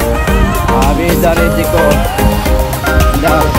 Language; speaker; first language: Hindi; non-native, local second language; Bodo